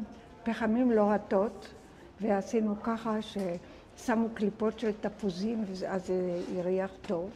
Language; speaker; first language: Hebrew; non-native, local second language; Ladino